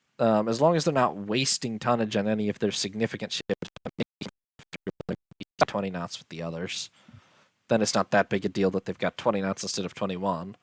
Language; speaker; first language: English; native; English